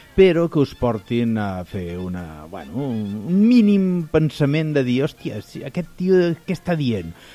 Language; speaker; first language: Catalan; native; Catalan